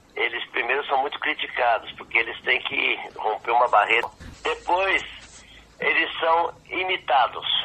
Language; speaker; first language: Portuguese; native; Portuguese